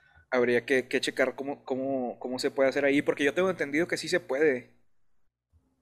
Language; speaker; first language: Spanish; native; Spanish